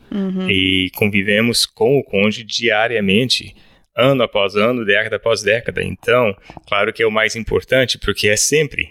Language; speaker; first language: Portuguese; early bilingual, other home language; English